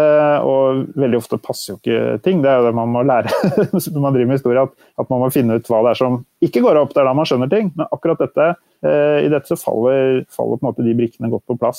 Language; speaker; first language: Norwegian; native; Norwegian